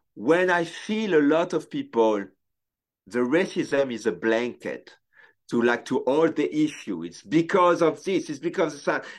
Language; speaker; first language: English; non-native, fluent; French